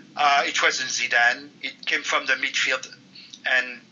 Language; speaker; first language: English; non-native, fluent; French